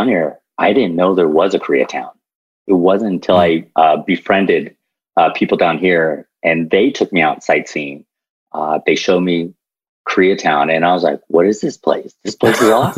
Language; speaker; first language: English; native; English